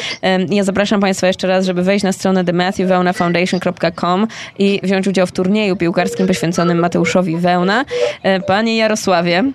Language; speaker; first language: Polish; native; Polish